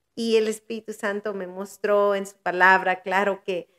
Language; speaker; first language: Spanish; early bilingual, heritage; Spanish